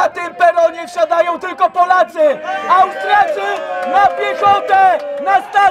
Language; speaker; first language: Polish; native; Polish